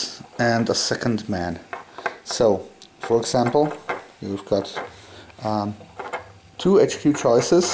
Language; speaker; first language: English; non-native, fluent; German